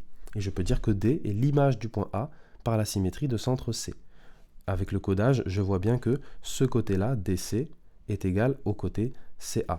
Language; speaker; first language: French; native; French